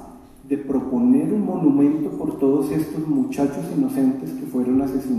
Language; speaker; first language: Spanish; native; Spanish